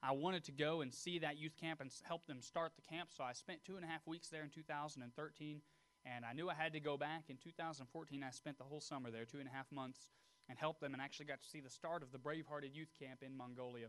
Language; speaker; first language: English; native; English